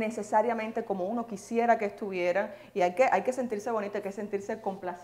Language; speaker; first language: Spanish; native; Spanish